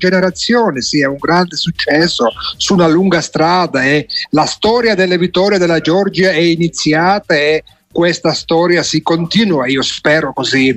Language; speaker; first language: Italian; non-native, fluent; Georgian